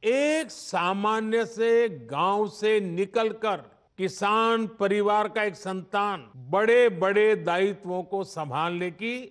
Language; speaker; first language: Hindi; non-native, local second language; Gujarati